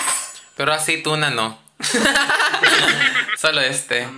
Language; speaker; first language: Spanish; non-native, learner; Filipino